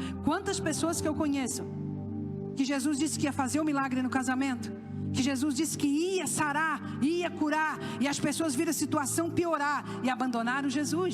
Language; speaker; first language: Portuguese; native; Portuguese